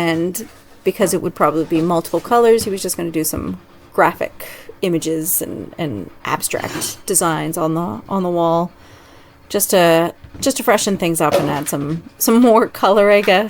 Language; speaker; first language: English; native; English